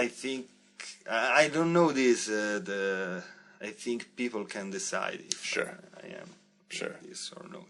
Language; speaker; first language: English; non-native, learner; Italian